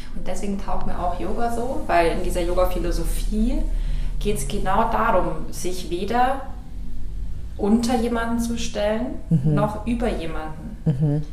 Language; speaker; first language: German; native; German